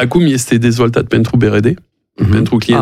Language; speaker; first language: Romanian; non-native, learner; French